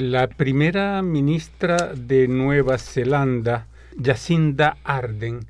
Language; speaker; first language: Spanish; native; Spanish